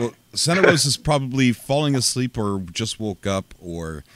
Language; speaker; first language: English; native; English